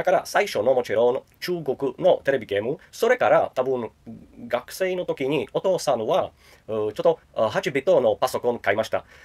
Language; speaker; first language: Japanese; non-native, learner; Czech